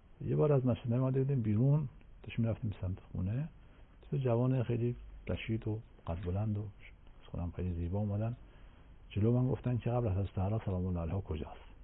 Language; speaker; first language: Persian; native; Persian